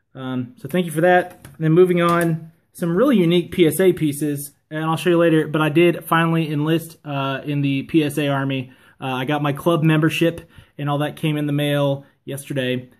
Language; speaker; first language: English; native; English